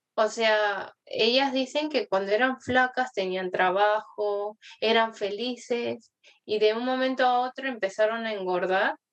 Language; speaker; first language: Spanish; early bilingual, other home language; Korean